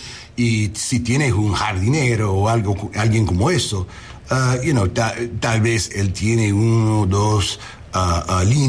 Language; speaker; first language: Spanish; early bilingual, heritage; Spanish